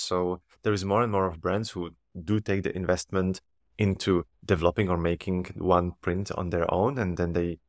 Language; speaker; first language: English; non-native, fluent; Slovak